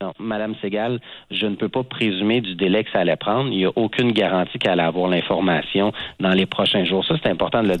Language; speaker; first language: French; native; French